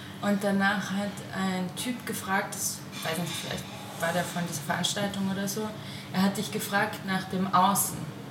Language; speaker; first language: German; non-native, learner; Spanish